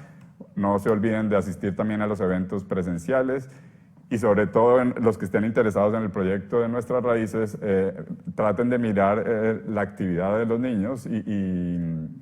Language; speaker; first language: Spanish; native; Spanish